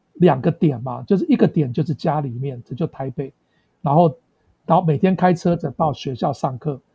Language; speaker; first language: Chinese; native; Chinese